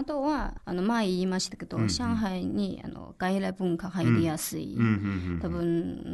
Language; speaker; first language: Japanese; non-native, learner; Chinese